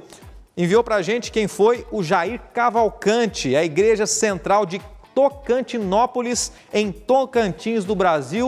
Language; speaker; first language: Portuguese; native; Portuguese